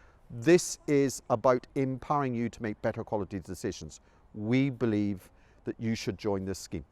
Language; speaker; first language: English; native; English